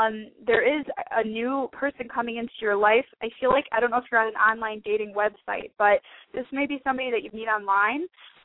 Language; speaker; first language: English; native; English